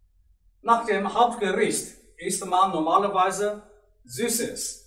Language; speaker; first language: German; non-native, learner; Chinese